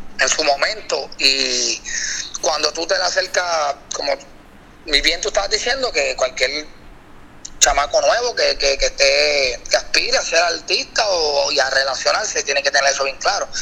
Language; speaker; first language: Spanish; native; Spanish